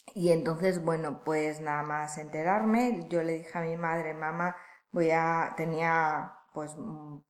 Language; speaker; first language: Spanish; native; Spanish